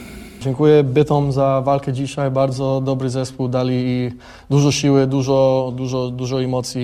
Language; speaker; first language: Polish; early bilingual, heritage; English